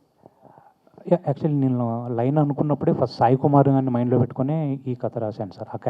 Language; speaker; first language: Telugu; native; Telugu